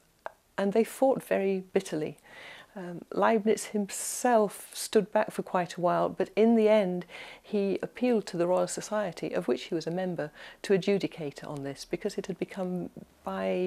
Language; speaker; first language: English; native; English